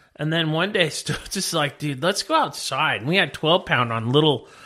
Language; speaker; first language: English; native; English